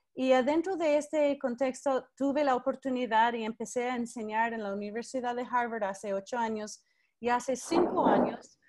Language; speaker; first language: Spanish; non-native, fluent; English